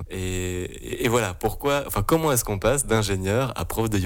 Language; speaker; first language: French; native; French